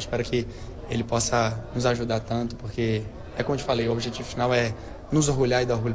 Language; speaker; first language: Portuguese; native; Portuguese